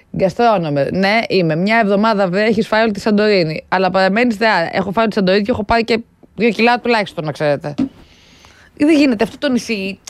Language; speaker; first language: Greek; native; Greek